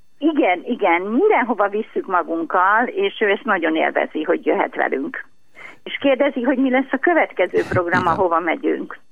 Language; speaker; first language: Hungarian; native; Hungarian